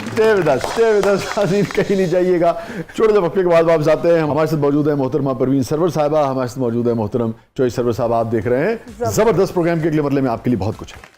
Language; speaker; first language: Urdu; native; Urdu